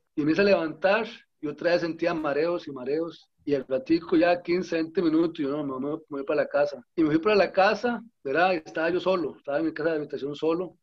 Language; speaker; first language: Spanish; native; Spanish